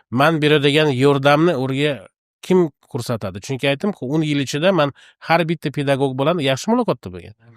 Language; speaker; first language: Uzbek; non-native, local second language; Russian